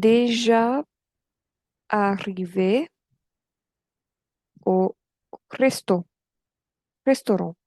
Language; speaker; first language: French; non-native, fluent; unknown